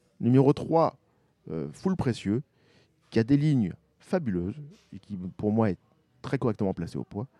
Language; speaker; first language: French; native; French